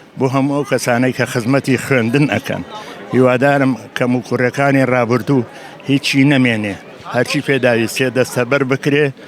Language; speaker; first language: Central Kurdish; native; Central Kurdish